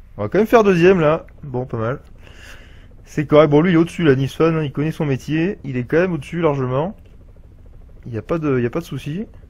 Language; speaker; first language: French; native; French